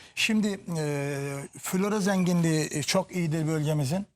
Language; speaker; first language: Turkish; native; Turkish